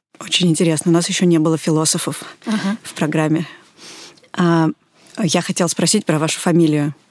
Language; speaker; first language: Russian; native; Russian